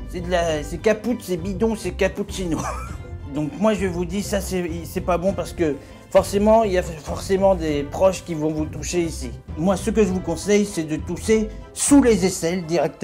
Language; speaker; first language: French; native; French